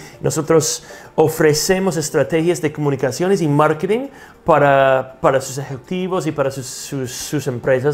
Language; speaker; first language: Spanish; non-native, fluent; English